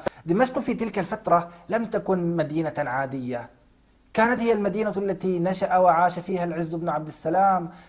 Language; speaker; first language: Arabic; native; Arabic